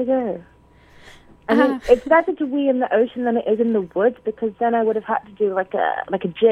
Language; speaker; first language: English; native; English